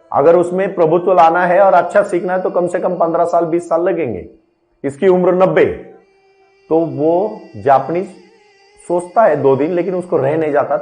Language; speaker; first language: Hindi; non-native, local second language; Marathi